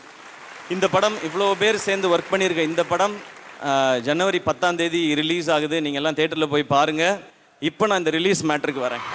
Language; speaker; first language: Tamil; native; Tamil